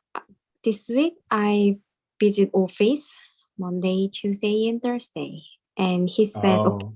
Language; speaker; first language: English; non-native, learner; Korean